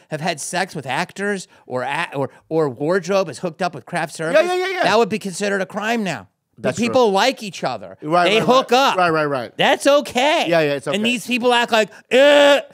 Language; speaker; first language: English; native; English